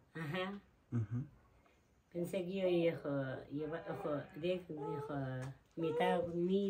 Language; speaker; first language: Spanish; non-native, local second language; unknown